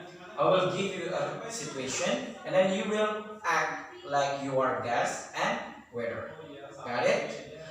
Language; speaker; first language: English; non-native, learner; Indonesian